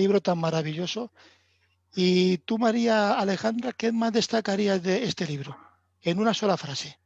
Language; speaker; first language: Spanish; native; Spanish